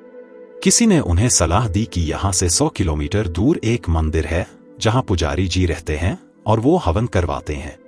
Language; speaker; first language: Hindi; native; Hindi